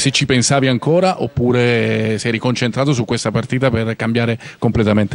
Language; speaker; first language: Italian; native; Italian